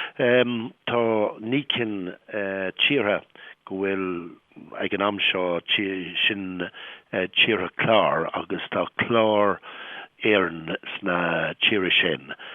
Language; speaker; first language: Irish; non-native, local second language; English